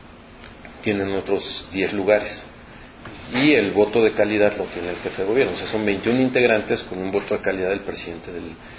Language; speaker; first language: Spanish; native; Spanish